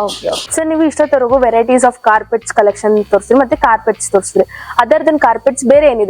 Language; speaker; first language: Kannada; native; Kannada